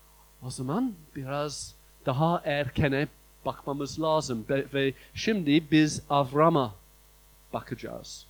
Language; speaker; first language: Turkish; non-native, fluent; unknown